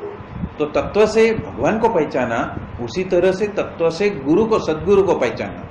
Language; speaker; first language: Hindi; non-native, local second language; Gujarati